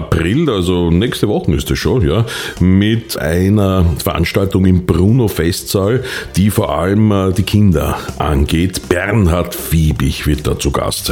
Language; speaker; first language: German; native; German